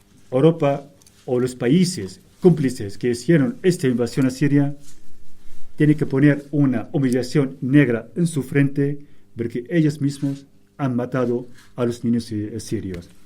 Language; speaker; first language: Spanish; non-native, fluent; Arabic